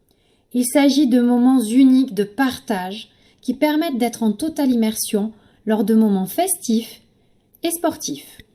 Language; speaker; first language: French; native; French